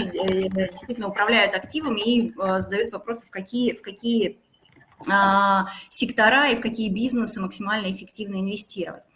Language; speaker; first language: Russian; native; Russian